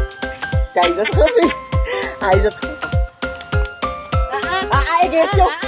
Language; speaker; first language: Dutch; non-native, learner; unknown